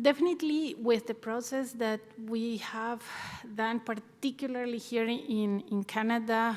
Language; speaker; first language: English; non-native, fluent; Spanish